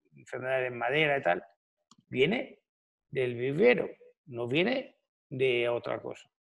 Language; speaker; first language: Spanish; non-native, fluent; Danish